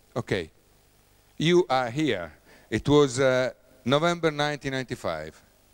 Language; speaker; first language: English; non-native, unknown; Italian